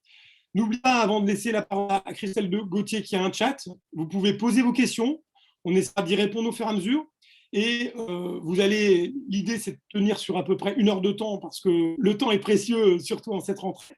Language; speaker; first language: French; native; French